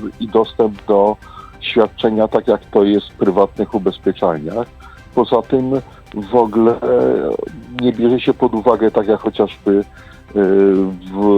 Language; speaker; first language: Polish; native; Polish